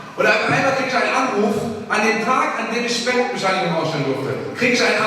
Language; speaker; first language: German; native; German